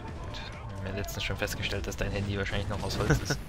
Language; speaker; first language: German; native; German